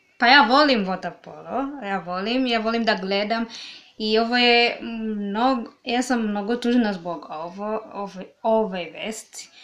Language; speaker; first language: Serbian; non-native, learner; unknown